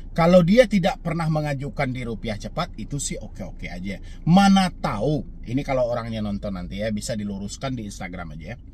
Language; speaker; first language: Indonesian; non-native, local second language; Minangkabau